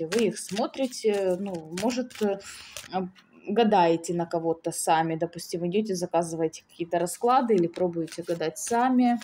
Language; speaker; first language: Russian; native; Russian